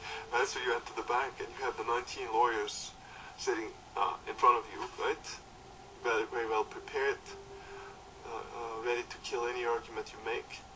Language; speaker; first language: English; non-native, fluent; Icelandic